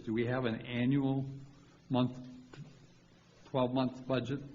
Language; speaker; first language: English; native; English